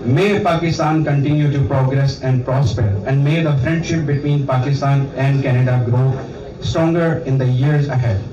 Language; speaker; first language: English; non-native, local second language; Urdu